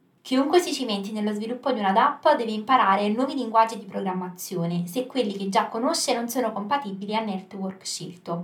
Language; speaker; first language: Italian; native; Italian